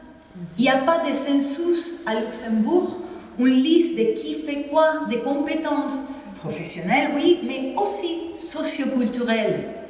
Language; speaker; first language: French; non-native, fluent; Spanish